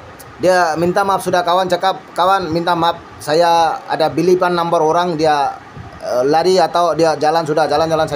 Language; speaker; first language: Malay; non-native, learner; Bangla